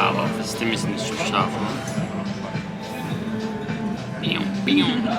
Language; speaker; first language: German; non-native, learner; Spanish